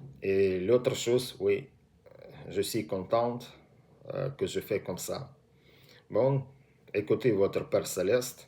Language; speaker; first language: French; non-native, learner; Russian